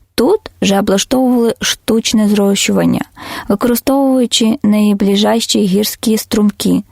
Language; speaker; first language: Ukrainian; non-native, local second language; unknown